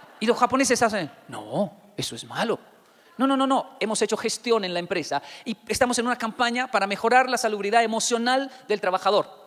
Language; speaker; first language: Spanish; native; Spanish